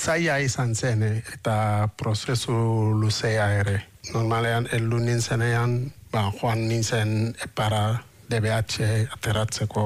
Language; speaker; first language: Basque; non-native, fluent; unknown